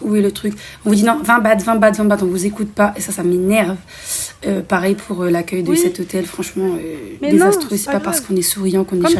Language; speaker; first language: French; native; French